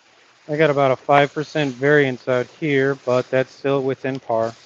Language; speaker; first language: English; native; English